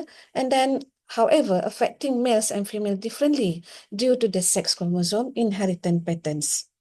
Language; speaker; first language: English; non-native, local second language; Malay